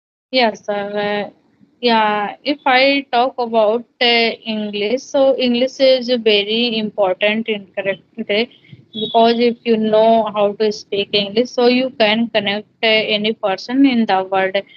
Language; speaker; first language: English; non-native, learner; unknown